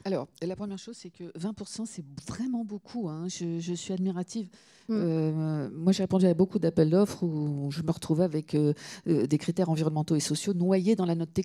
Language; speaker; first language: French; native; French